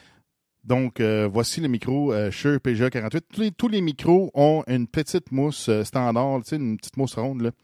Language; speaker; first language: French; native; French